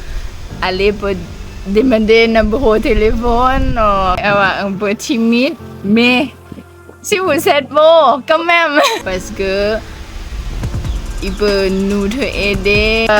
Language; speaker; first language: French; non-native, learner; Thai